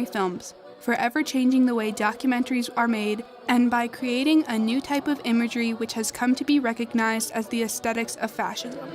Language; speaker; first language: English; native; English